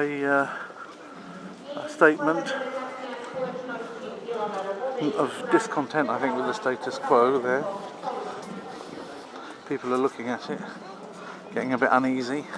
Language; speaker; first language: English; native; English